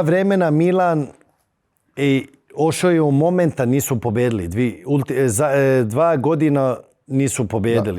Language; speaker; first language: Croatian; early bilingual, heritage; Bosnian